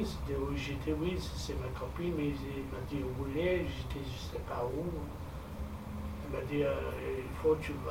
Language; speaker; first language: French; non-native, fluent; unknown